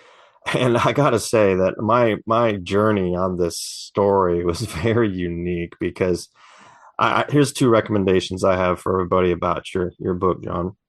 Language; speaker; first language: English; native; English